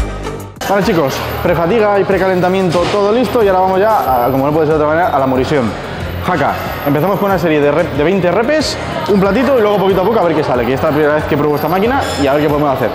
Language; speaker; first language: Spanish; native; Spanish